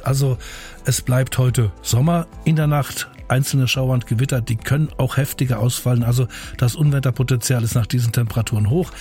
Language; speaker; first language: German; native; German